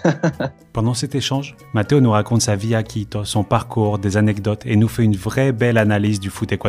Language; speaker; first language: French; native; French